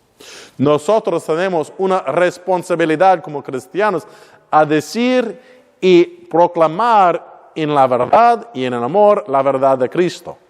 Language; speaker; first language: Spanish; non-native, learner; English